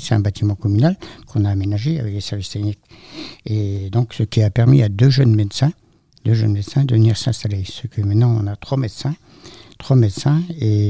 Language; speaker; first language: French; native; French